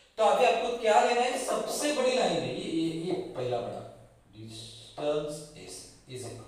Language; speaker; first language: Hindi; non-native, local second language; Marathi